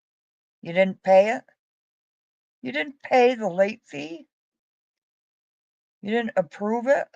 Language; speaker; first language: English; native; English